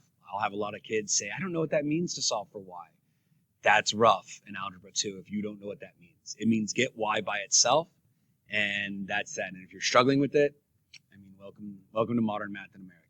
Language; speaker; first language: English; native; English